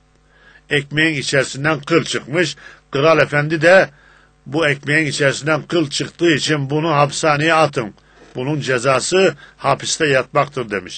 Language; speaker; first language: Turkish; native; Turkish